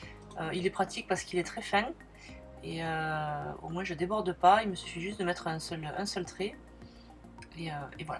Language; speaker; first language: French; native; French